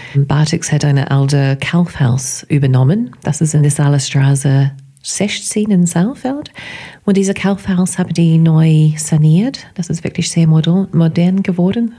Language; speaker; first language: German; non-native, fluent; English